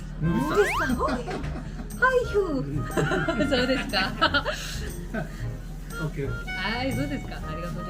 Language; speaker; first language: Japanese; non-native, learner; Korean